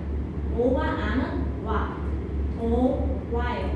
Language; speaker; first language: Korean; non-native, fluent; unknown